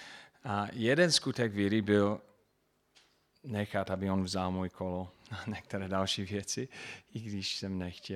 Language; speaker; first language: Czech; non-native, fluent; English